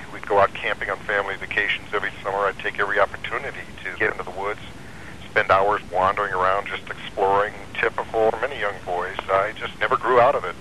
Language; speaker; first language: English; native; English